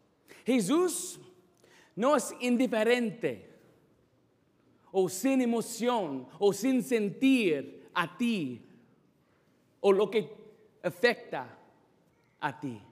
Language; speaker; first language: Spanish; non-native, fluent; English